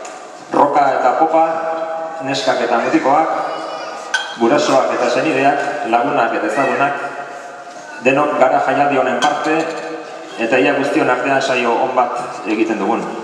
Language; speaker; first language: Basque; native; Basque